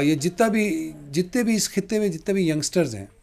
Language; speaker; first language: Urdu; native; Urdu